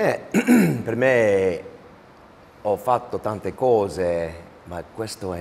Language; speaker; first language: Italian; early bilingual, heritage; English